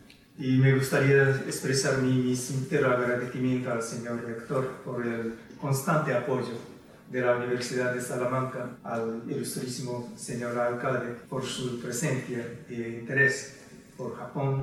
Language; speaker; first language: Spanish; non-native, fluent; Japanese